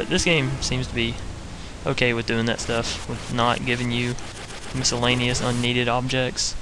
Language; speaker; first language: English; native; English